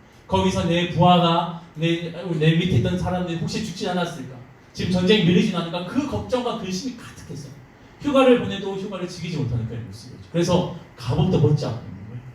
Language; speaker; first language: Korean; native; Korean